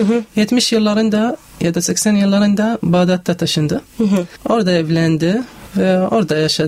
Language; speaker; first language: Turkish; non-native, learner; Arabic